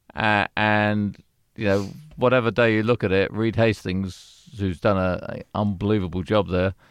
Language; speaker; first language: English; native; English